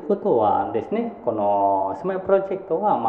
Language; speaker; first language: Japanese; non-native, fluent; Indonesian